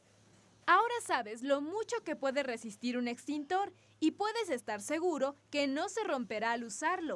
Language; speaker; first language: Spanish; native; Spanish